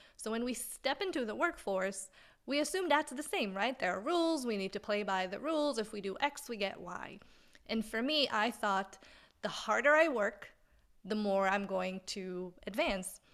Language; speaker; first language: English; non-native, fluent; Hebrew